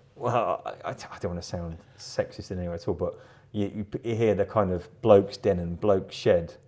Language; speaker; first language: English; native; English